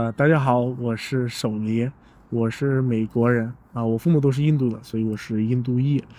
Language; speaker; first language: Chinese; non-native, fluent; English